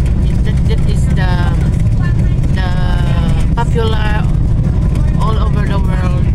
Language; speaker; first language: English; non-native, local second language; Filipino